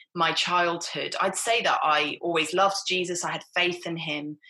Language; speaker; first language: English; native; English